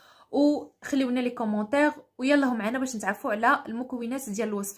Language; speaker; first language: Arabic; native; Arabic